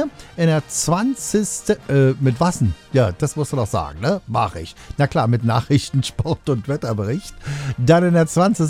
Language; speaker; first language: German; native; German